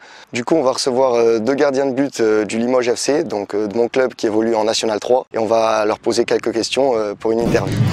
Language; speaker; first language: French; native; French